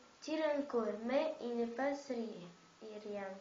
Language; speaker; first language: French; non-native, learner; Russian